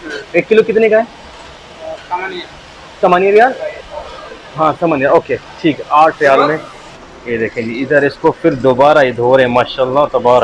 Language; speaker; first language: Hindi; native; Hindi